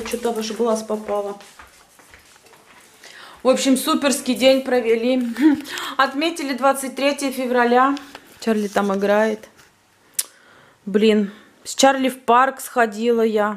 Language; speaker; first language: Russian; native; Russian